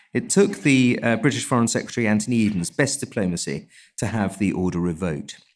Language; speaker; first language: English; native; English